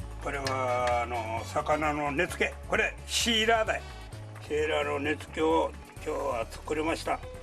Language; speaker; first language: Japanese; native; Japanese